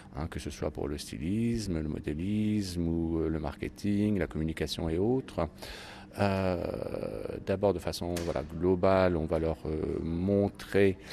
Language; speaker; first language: French; native; French